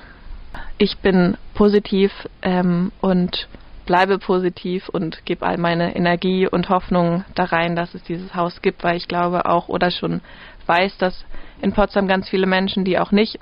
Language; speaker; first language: German; native; German